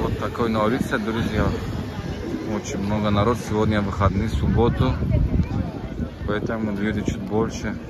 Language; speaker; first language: Russian; non-native, learner; Turkish